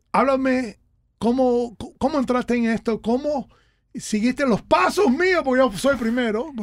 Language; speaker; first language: Spanish; early bilingual, other home language; English